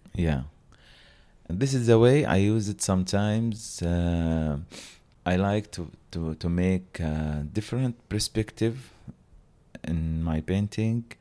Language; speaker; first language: English; non-native, learner; Arabic